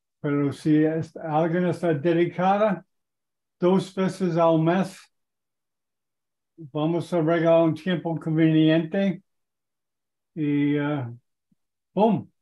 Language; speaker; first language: Spanish; non-native, learner; English